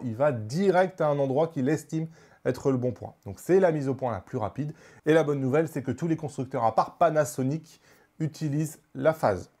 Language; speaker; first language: French; native; French